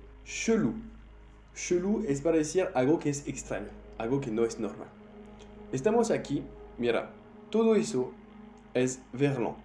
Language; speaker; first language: Spanish; non-native, fluent; French